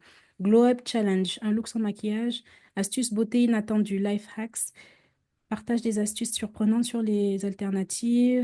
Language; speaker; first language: French; native; French